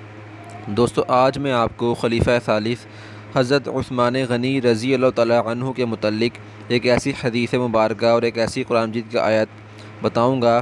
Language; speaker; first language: Urdu; native; Urdu